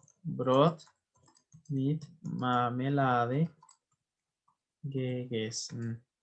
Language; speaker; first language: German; non-native, learner; Spanish